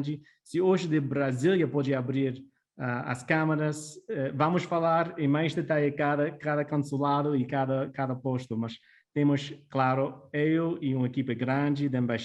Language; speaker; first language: Portuguese; non-native, fluent; English